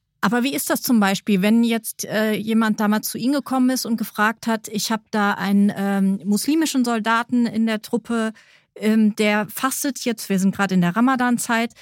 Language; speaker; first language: German; native; German